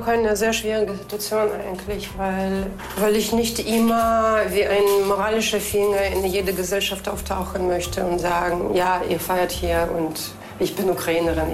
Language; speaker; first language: German; non-native, fluent; Russian